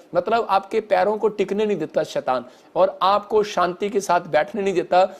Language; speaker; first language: Hindi; non-native, local second language; Punjabi